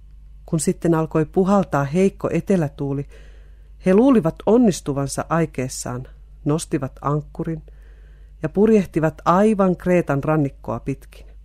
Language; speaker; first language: Finnish; native; Finnish